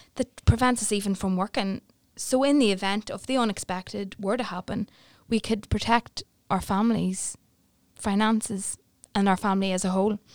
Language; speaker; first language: English; native; English